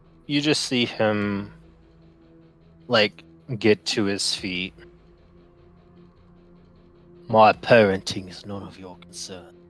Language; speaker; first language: English; native; English